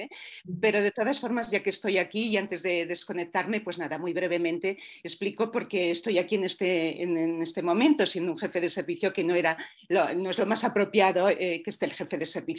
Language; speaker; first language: Spanish; native; Spanish